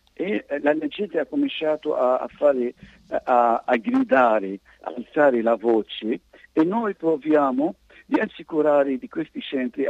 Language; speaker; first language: Italian; non-native, fluent; Arabic